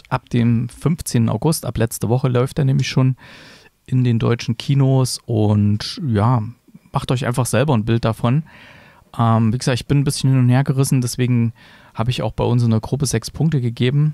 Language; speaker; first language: German; native; German